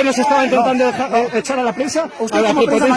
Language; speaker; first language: Spanish; native; Spanish